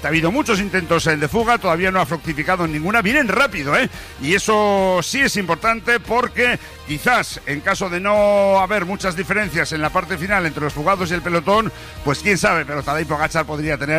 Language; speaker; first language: Spanish; native; Spanish